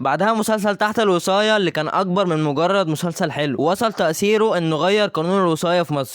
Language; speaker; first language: Arabic; native; Arabic